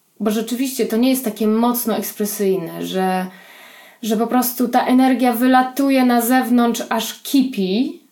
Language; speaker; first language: Polish; native; Polish